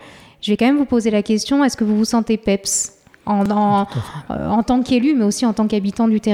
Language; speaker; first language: French; native; French